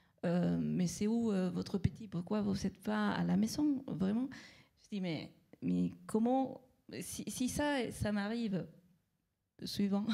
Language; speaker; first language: French; non-native, fluent; Spanish